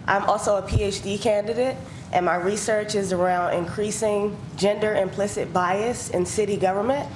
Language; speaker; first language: English; native; English